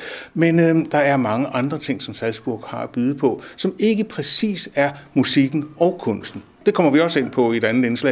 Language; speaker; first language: Danish; native; Danish